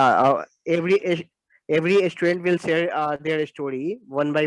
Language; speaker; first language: English; non-native, local second language; Hindi